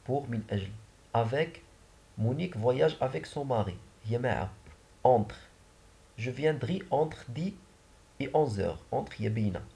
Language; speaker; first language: French; non-native, local second language; Arabic